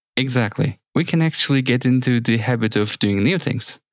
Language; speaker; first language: English; non-native, fluent; Turkish